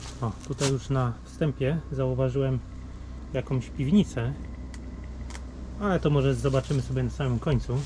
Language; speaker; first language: Polish; native; Polish